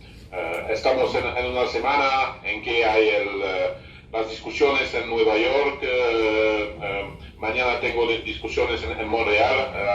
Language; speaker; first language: Spanish; non-native, fluent; French